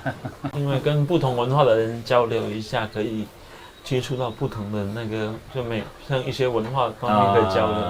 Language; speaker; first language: Chinese; native; Chinese